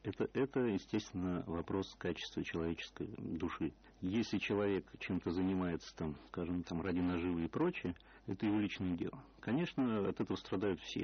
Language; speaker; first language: Russian; native; Russian